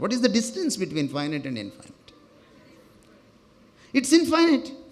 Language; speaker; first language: English; non-native, local second language; Telugu